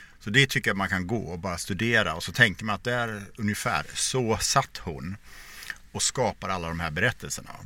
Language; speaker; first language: Swedish; native; Swedish